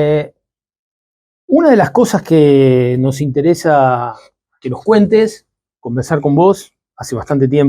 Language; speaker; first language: Spanish; native; Spanish